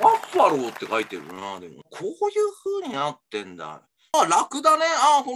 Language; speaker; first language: Japanese; native; Japanese